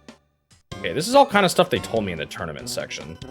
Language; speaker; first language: English; native; English